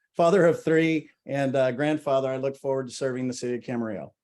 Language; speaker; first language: English; native; English